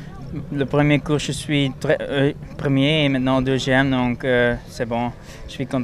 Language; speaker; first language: French; non-native, local second language; Dutch